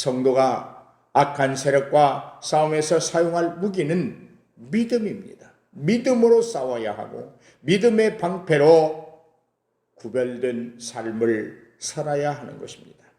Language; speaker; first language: Korean; native; Korean